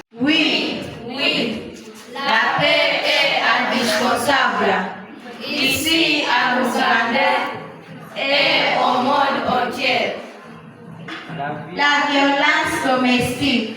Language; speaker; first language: French; non-native, learner; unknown